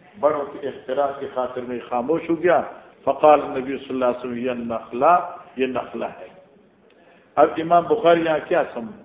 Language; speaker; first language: Urdu; non-native, local second language; Northern Hindko